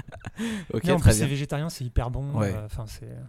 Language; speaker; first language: French; native; French